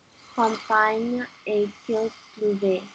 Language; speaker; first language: French; non-native, learner; English